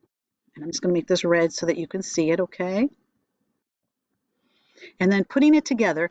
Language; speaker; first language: English; native; English